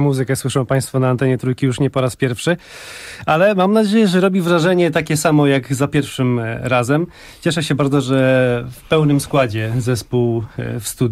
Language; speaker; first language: Polish; native; Polish